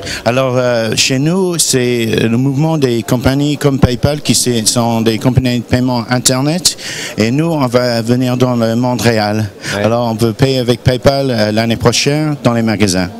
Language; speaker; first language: French; non-native, learner; English